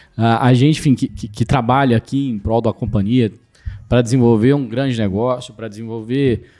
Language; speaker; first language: Portuguese; native; Portuguese